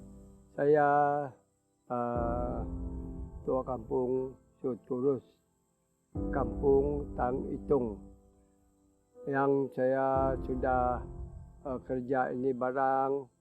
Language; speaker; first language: Indonesian; non-native, local second language; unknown